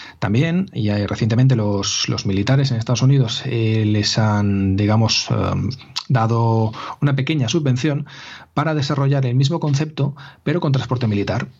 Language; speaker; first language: Spanish; native; Spanish